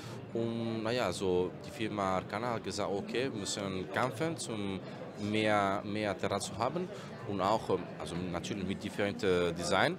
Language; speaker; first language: German; non-native, learner; Spanish